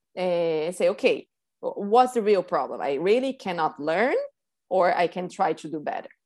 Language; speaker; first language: English; non-native, fluent; Portuguese